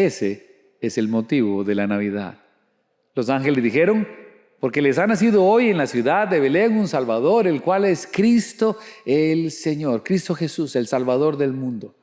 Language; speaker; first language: Spanish; native; Spanish